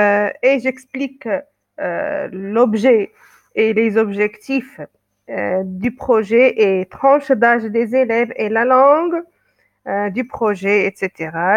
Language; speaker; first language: French; non-native, local second language; Arabic